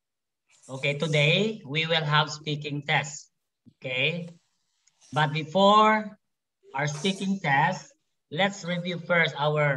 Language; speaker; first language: English; non-native, fluent; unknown